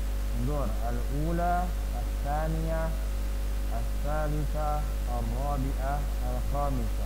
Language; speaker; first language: Arabic; non-native, fluent; Indonesian